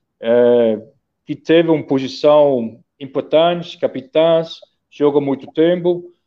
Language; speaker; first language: Portuguese; non-native, fluent; Danish